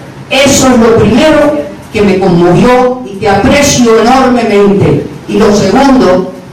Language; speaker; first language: Spanish; native; Spanish